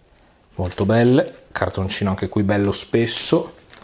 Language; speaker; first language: Italian; native; Italian